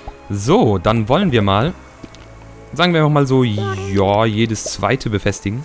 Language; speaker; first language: German; native; German